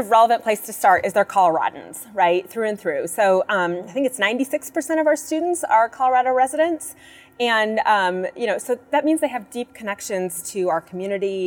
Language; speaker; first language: English; native; English